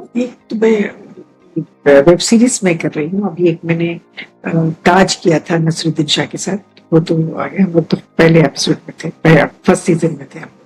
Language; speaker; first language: Hindi; native; Hindi